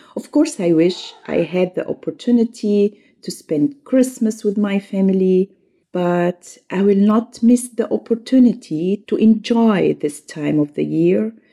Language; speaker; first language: English; non-native, fluent; Arabic